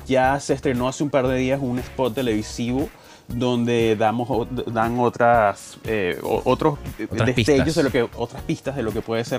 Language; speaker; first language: Spanish; native; Spanish